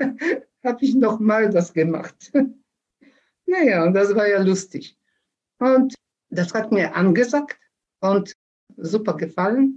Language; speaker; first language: German; non-native, fluent; Polish